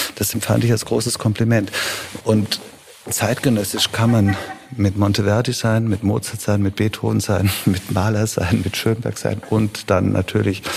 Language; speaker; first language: German; native; German